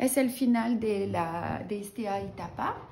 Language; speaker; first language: Spanish; non-native, learner; French